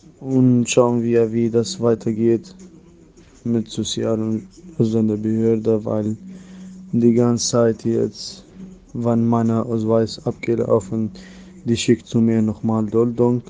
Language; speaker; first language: German; non-native, learner; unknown